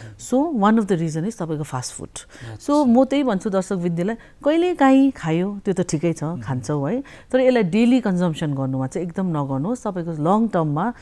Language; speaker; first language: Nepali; native; Nepali